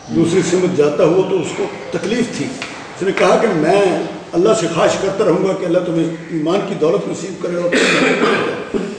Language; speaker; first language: Urdu; non-native, local second language; Punjabi